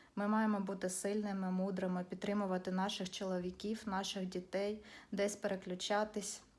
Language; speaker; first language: Ukrainian; non-native, local second language; Russian